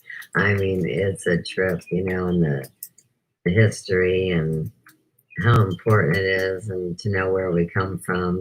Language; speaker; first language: English; native; English